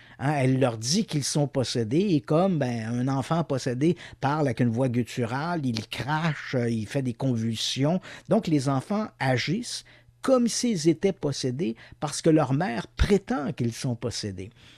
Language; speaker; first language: French; native; French